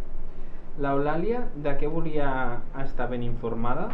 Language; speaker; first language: Catalan; native; Catalan